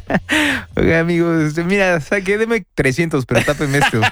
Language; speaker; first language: Spanish; native; Spanish